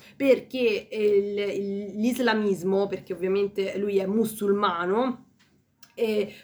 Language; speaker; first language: Italian; early bilingual, other home language; Spanish